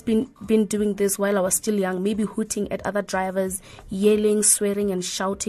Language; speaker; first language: English; non-native, local second language; Northern Sotho